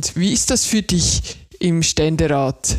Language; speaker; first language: German; native; German